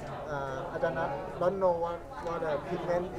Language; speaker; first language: English; non-native, learner; Thai